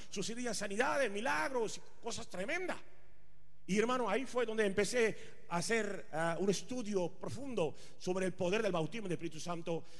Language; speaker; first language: Spanish; non-native, fluent; Punjabi